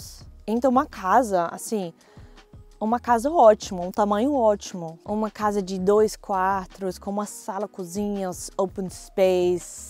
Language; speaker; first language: Portuguese; non-native, fluent; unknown